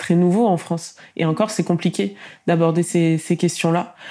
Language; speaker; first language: French; native; French